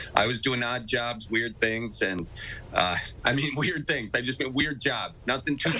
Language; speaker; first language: English; native; English